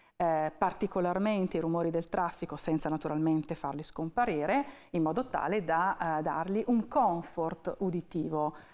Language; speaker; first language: Italian; native; Italian